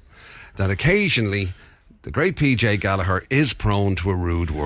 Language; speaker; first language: English; native; English